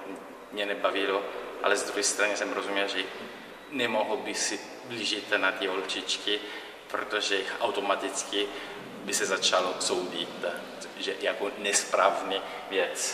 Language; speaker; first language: Czech; non-native, learner; Italian